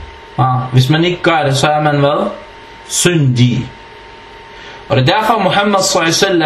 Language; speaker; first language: Danish; early bilingual, other home language; Arabic